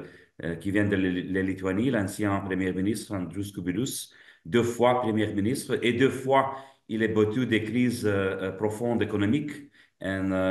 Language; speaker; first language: French; non-native, fluent; Lithuanian